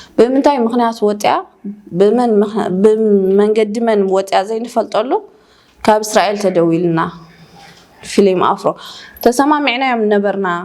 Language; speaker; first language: Tigrinya; native; Tigrinya